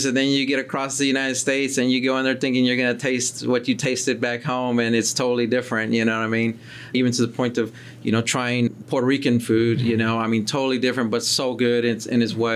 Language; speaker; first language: English; early bilingual, other home language; Spanish